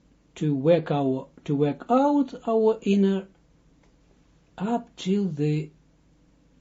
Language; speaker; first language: English; non-native, fluent; Dutch